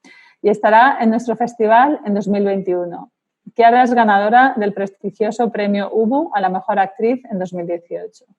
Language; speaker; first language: Spanish; native; Spanish